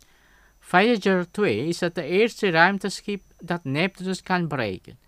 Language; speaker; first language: Dutch; non-native, fluent; Indonesian